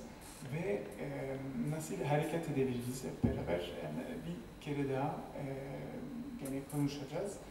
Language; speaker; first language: Turkish; non-native, fluent; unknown